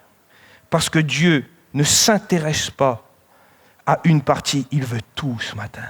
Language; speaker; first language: French; native; French